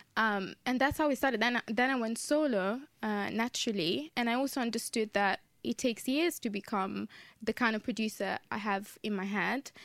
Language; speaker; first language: English; non-native, fluent; Italian